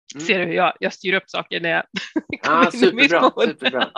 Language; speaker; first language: Swedish; native; Swedish